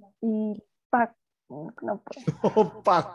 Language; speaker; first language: Spanish; native; Spanish